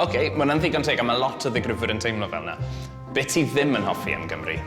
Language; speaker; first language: Welsh; native; Welsh